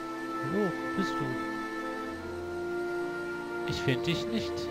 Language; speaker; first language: German; native; German